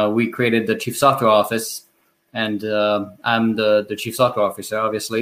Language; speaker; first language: English; non-native, fluent; French